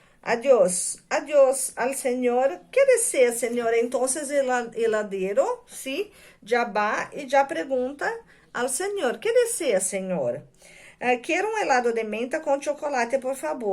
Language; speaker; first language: Spanish; non-native, fluent; Portuguese